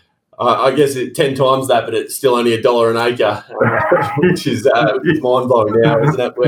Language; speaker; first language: English; native; English